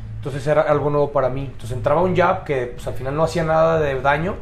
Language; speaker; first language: Spanish; native; Spanish